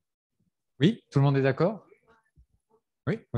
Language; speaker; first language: French; native; French